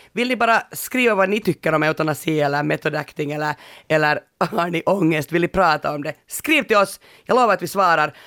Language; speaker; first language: Swedish; native; Swedish